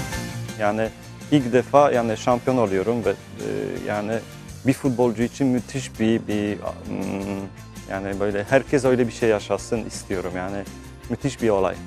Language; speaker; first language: Turkish; early bilingual, heritage; Turkish